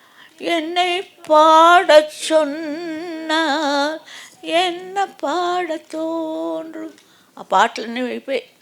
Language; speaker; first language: Telugu; native; Telugu